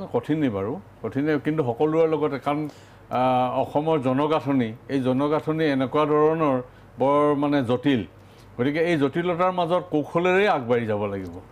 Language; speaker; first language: Assamese; native; Assamese